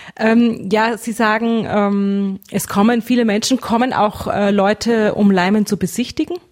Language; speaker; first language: German; native; German